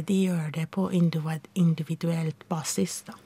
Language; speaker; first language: Norwegian; non-native, fluent; Persian